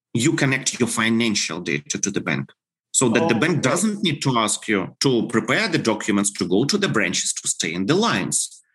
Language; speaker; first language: English; non-native, fluent; Ukrainian